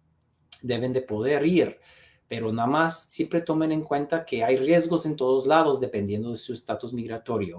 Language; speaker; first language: Spanish; non-native, fluent; English